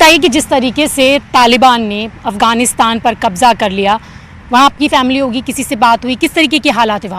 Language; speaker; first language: Hindi; native; Hindi